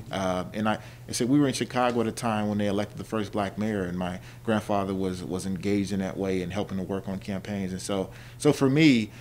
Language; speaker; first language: English; native; English